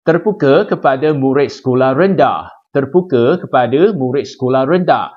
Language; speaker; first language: Malay; non-native, local second language; Chinese